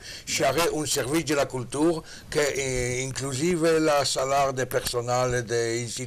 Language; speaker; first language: Romanian; non-native, learner; French